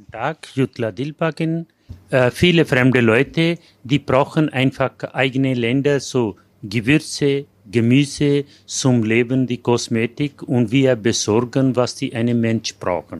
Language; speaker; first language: German; non-native, learner; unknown